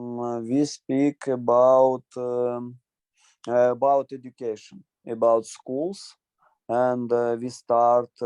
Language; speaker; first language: English; non-native, learner; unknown